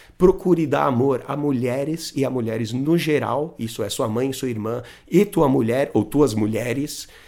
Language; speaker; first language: Portuguese; non-native, fluent; English